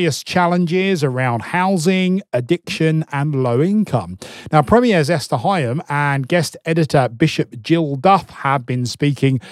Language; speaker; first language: English; native; English